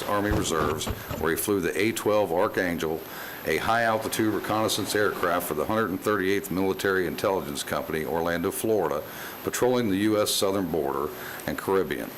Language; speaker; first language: English; native; English